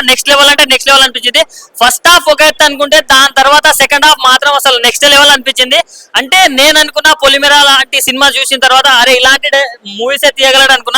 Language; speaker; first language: Telugu; native; Telugu